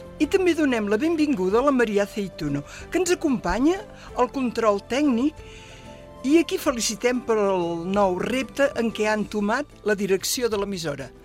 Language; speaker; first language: Catalan; native; Catalan